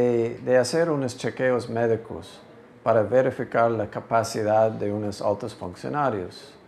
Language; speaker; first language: Spanish; non-native, fluent; English